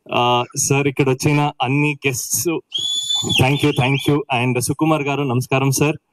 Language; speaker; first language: Telugu; non-native, learner; Kannada